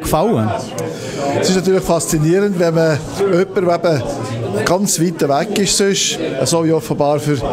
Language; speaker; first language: German; non-native, fluent; French